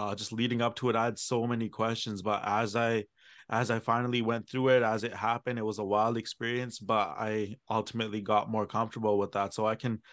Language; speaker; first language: English; early bilingual, other home language; Punjabi